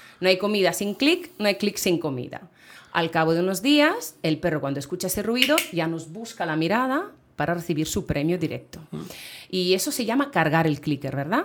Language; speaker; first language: Spanish; non-native, fluent; Italian